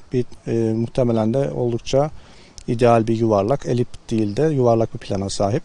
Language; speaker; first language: Turkish; native; Turkish